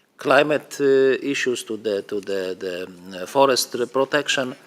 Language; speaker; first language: English; non-native, fluent; Polish